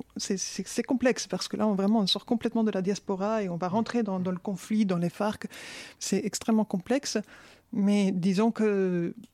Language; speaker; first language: French; non-native, fluent; Spanish